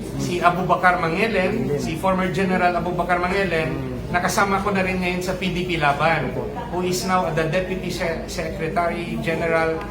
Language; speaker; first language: Filipino; non-native, local second language; Hiligaynon